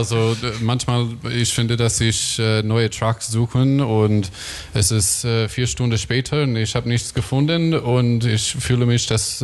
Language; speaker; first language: German; non-native, fluent; English